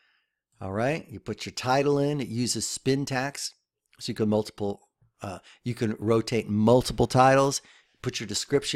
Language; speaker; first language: English; native; English